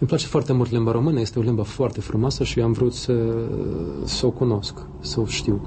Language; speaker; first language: Romanian; non-native, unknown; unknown